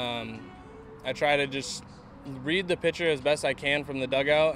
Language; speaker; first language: English; native; English